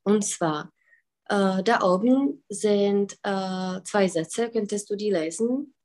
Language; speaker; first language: German; non-native, fluent; Czech